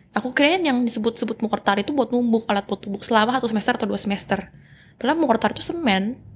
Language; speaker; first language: Indonesian; native; Indonesian